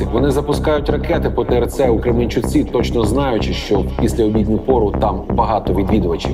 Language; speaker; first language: Ukrainian; native; Ukrainian